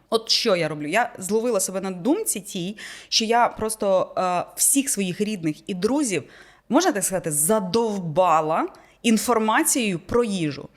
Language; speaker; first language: Ukrainian; non-native, local second language; Russian